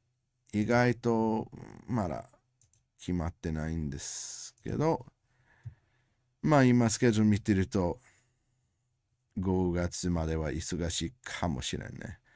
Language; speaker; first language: Japanese; non-native, learner; English